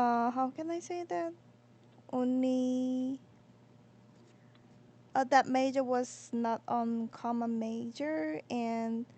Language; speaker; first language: English; non-native, learner; Korean